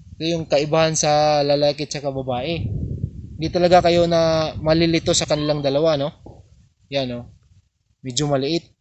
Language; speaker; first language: Filipino; non-native, local second language; Cebuano